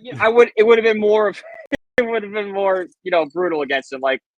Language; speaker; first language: English; native; English